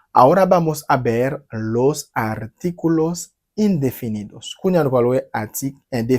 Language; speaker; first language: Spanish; non-native, fluent; Haitian Creole